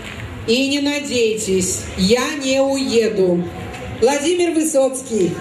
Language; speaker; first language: Russian; native; Russian